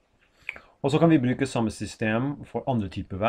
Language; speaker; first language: Norwegian; non-native, fluent; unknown